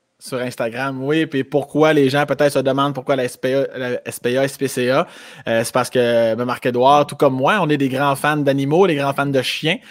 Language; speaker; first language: French; native; French